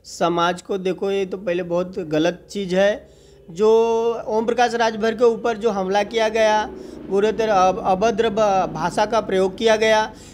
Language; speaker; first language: Hindi; native; Hindi